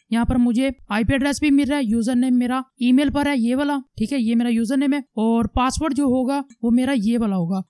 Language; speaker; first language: Urdu; native; Urdu